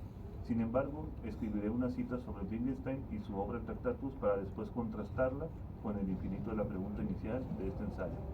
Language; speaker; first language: Spanish; native; Spanish